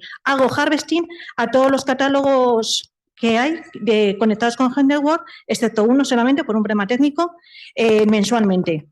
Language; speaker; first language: Spanish; native; Spanish